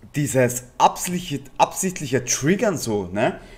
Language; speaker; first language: German; native; German